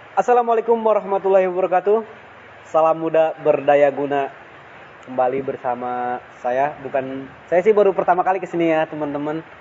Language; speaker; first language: Indonesian; non-native, local second language; Sundanese